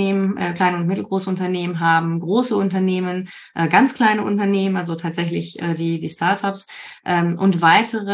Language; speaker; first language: German; native; German